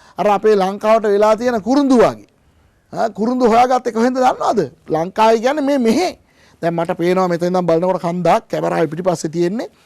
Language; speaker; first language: Sinhala; non-native, local second language; Tamil